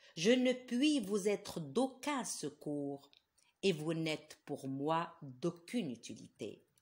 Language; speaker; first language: French; non-native, local second language; Arabic